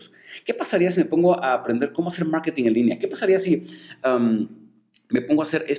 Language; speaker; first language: Spanish; native; Spanish